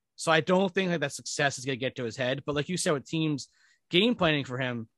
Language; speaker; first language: English; native; English